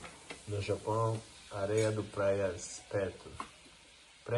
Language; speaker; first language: Portuguese; non-native, learner; English